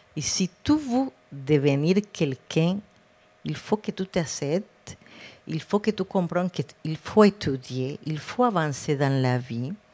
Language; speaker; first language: French; non-native, fluent; Spanish